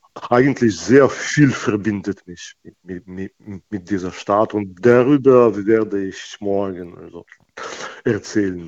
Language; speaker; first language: German; non-native, fluent; Russian